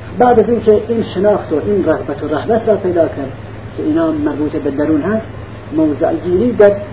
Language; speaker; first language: Persian; non-native, local second language; Central Kurdish